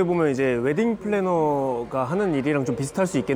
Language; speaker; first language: Korean; native; Korean